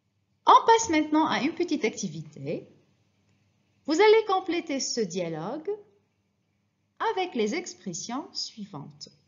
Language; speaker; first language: French; non-native, fluent; Arabic